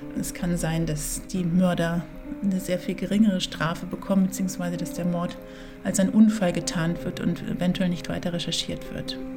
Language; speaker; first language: German; native; German